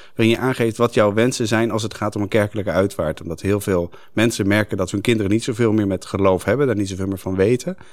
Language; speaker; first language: Dutch; native; Dutch